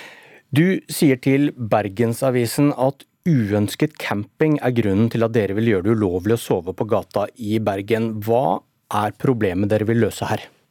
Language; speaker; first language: Norwegian; native; Norwegian